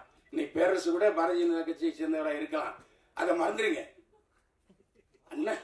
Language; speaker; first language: Tamil; native; Tamil